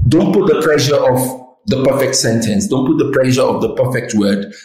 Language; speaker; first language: English; non-native, local second language; Yoruba